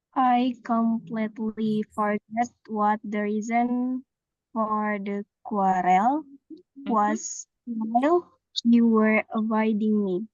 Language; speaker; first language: English; non-native, learner; Indonesian